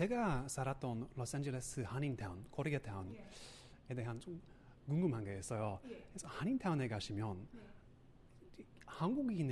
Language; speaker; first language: Korean; non-native, learner; English